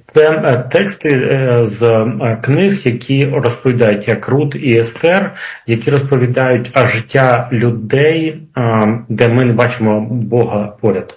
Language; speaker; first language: Ukrainian; non-native, local second language; Russian